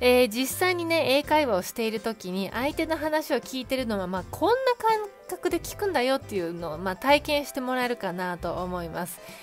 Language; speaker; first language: Japanese; native; Japanese